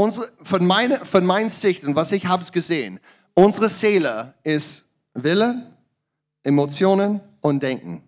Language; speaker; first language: German; non-native, learner; English